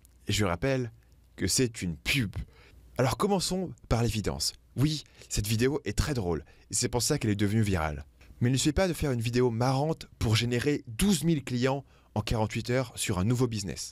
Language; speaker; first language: French; native; French